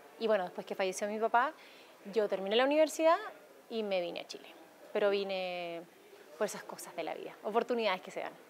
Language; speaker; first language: Spanish; native; Spanish